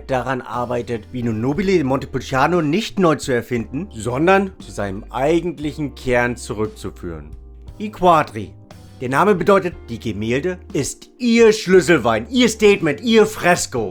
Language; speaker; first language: German; native; German